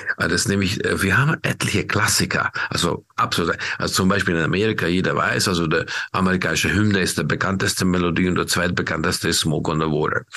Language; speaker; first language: German; non-native, fluent; Hungarian